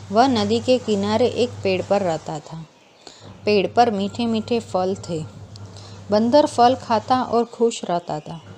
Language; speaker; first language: Hindi; non-native, local second language; Gujarati